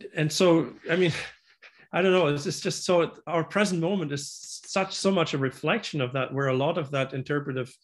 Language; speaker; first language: English; non-native, fluent; German